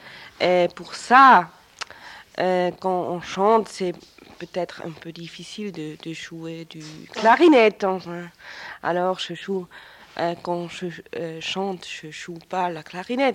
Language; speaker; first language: French; non-native, local second language; German